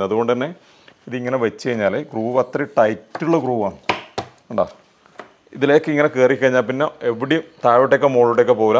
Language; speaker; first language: Malayalam; native; Malayalam